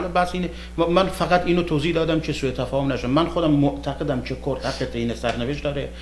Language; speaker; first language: Persian; non-native, local second language; Kurdish